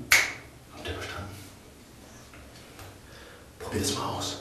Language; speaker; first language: German; native; German